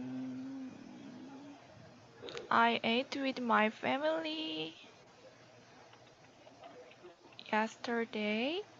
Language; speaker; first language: English; non-native, learner; Korean